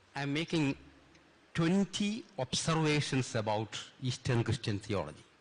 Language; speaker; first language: English; non-native, local second language; Malayalam